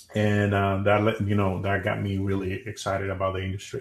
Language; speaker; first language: English; non-native, fluent; Spanish